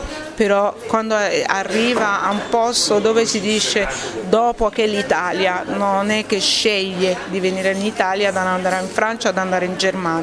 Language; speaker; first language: Italian; non-native, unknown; French